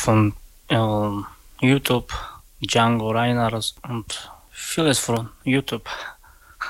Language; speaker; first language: German; non-native, learner; Slovak